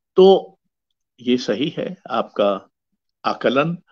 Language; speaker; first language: Hindi; native; Hindi